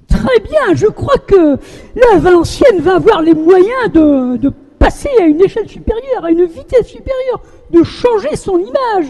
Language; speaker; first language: French; native; French